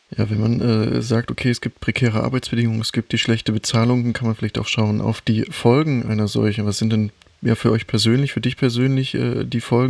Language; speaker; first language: German; native; German